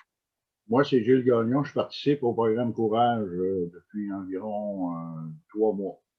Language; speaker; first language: French; native; French